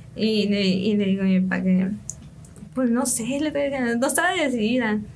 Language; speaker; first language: Spanish; native; Spanish